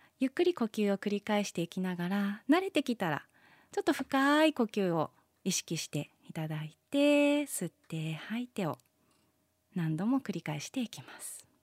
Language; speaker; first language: Japanese; native; Japanese